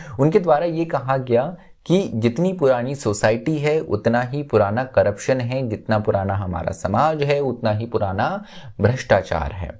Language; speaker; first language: Hindi; native; Hindi